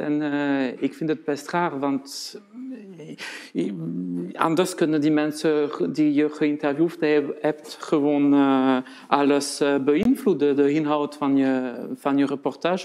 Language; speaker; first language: Dutch; non-native, fluent; French